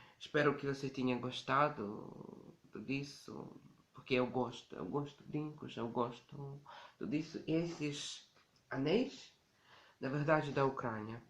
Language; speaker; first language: Portuguese; non-native, learner; Ukrainian